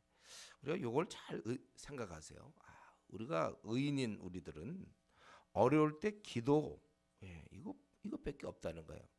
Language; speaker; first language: Korean; native; Korean